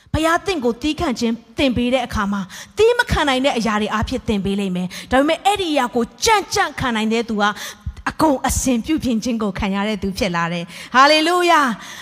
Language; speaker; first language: Burmese; native; Burmese